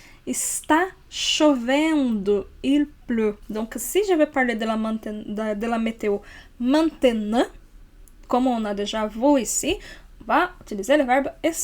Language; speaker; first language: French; non-native, fluent; Portuguese